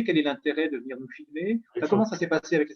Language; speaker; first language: French; native; French